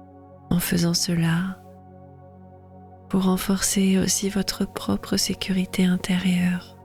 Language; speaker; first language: French; native; French